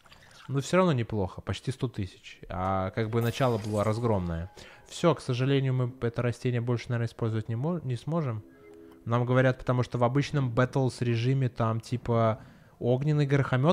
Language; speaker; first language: Russian; native; Russian